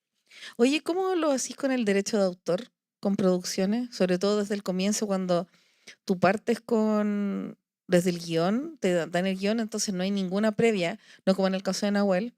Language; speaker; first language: Spanish; native; Spanish